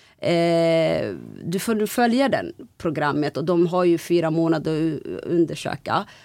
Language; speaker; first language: Swedish; non-native, fluent; Somali